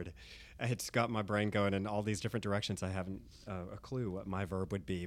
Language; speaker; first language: English; native; English